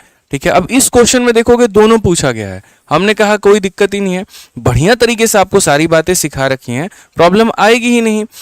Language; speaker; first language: Hindi; native; Hindi